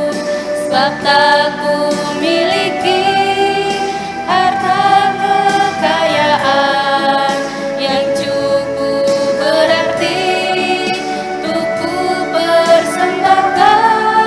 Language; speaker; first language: Indonesian; native; Indonesian